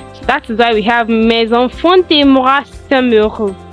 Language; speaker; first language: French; non-native, fluent; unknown